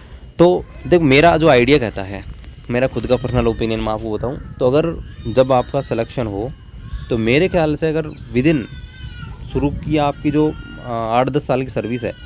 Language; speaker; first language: Hindi; native; Hindi